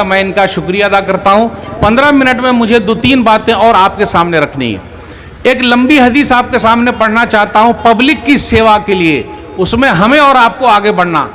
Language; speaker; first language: Hindi; native; Hindi